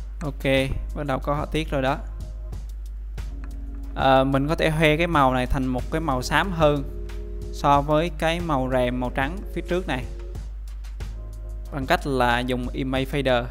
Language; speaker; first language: Vietnamese; native; Vietnamese